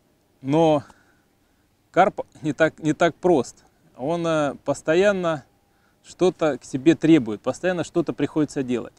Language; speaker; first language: Russian; native; Russian